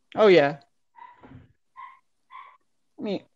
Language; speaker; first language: English; native; English